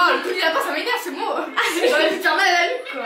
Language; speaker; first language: French; native; French